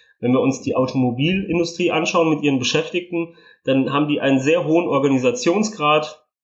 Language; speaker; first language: German; early bilingual, other home language; Italian